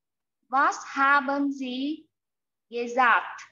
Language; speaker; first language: German; non-native, learner; Vietnamese